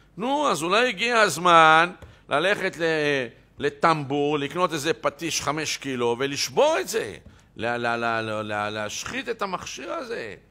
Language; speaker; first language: Hebrew; native; Hebrew